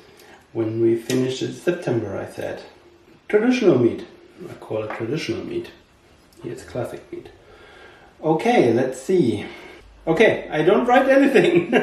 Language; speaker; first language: English; non-native, learner; German